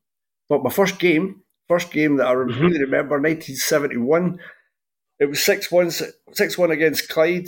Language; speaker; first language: English; native; English